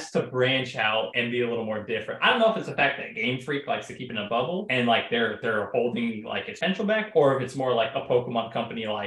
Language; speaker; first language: English; native; English